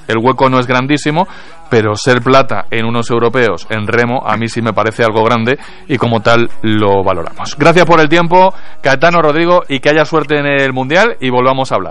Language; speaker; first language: Spanish; native; Spanish